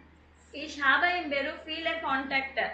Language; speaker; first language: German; non-native, learner; Tamil